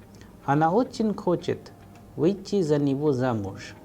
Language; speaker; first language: Russian; non-native, fluent; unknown